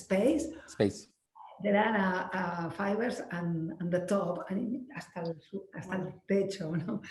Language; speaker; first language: English; non-native, learner; Spanish